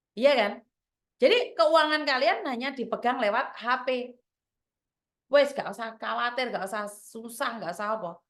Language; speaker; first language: Indonesian; non-native, local second language; Javanese